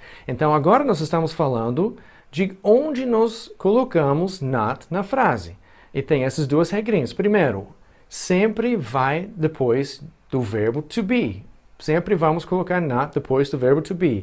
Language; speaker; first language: Portuguese; non-native, fluent; English